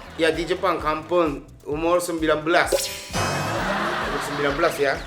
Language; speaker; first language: Indonesian; non-native, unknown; Japanese